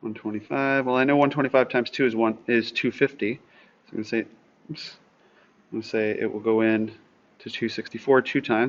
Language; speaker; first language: English; native; English